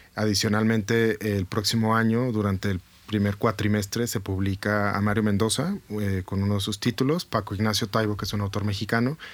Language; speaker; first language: Spanish; native; Spanish